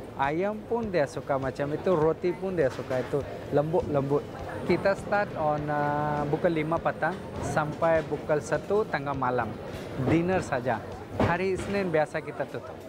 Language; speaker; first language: Malay; non-native, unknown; Urdu